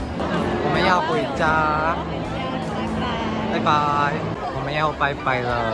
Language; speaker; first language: Chinese; non-native, fluent; Japanese